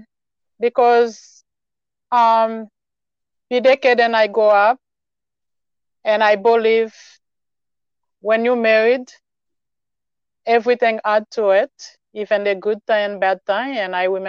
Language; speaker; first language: English; non-native, learner; Haitian Creole